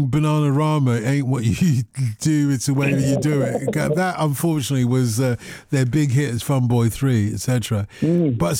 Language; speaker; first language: English; native; English